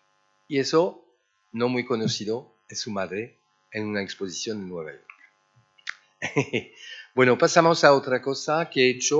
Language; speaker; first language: Spanish; early bilingual, heritage; French